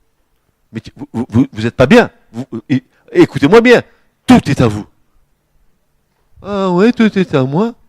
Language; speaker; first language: French; native; French